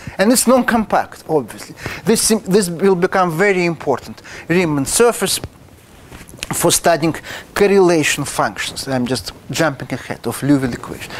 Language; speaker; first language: English; non-native, fluent; Russian